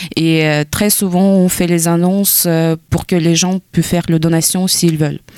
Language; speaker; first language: French; non-native, fluent; Ukrainian